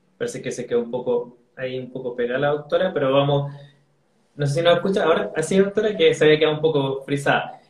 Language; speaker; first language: Spanish; native; Spanish